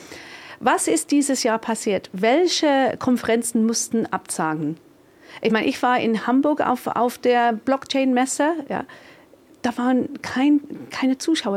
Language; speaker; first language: German; non-native, fluent; English